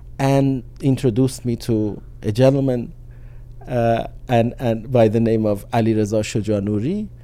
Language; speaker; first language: English; non-native, fluent; Persian